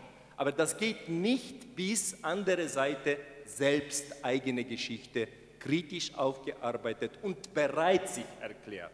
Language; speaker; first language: German; non-native, fluent; Ukrainian